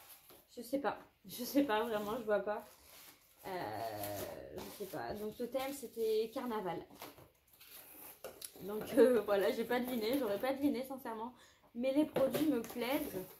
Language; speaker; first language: French; native; French